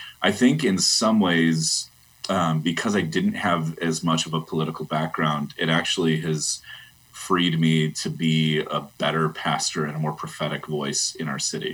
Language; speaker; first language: English; native; English